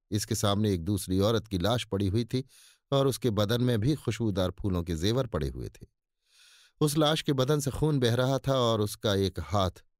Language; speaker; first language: Hindi; native; Hindi